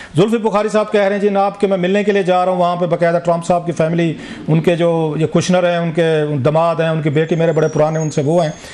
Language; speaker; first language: Urdu; non-native, local second language; Punjabi